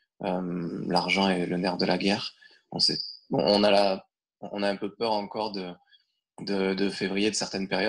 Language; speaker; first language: French; native; French